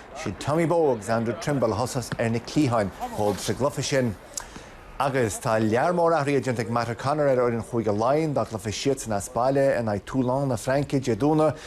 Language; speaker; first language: Irish; native; Irish